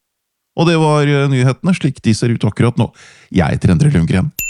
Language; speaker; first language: Norwegian; native; Norwegian